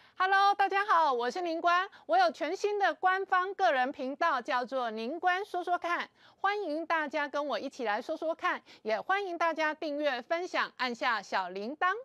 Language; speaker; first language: Chinese; native; Chinese